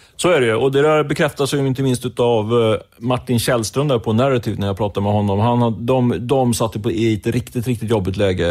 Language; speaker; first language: Swedish; native; Swedish